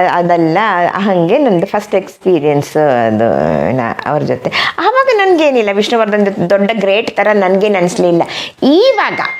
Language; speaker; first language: Kannada; non-native, fluent; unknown